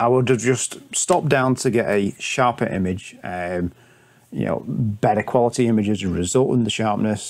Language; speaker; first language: English; native; English